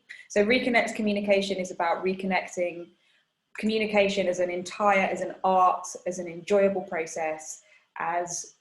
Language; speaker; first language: English; non-native, fluent; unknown